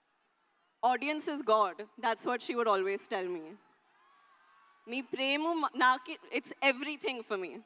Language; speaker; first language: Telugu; non-native, learner; Hindi